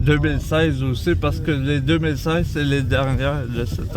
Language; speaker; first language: French; native; French